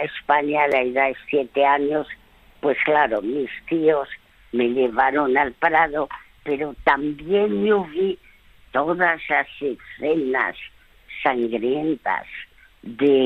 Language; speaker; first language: Spanish; early bilingual, other home language; French